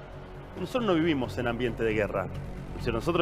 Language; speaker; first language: Spanish; native; Spanish